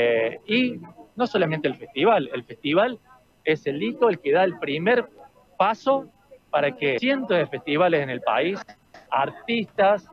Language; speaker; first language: Spanish; native; Spanish